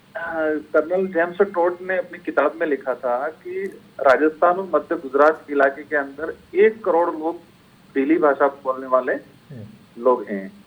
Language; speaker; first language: Hindi; non-native, local second language; Bhili